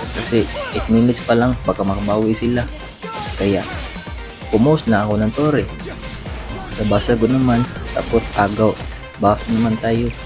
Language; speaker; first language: Filipino; non-native, local second language; Cebuano